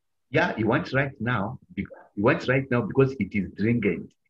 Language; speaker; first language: English; non-native, local second language; Bemba